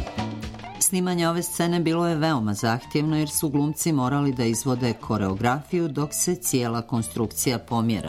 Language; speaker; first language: Croatian; native; Croatian